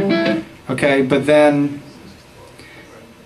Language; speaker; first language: English; native; English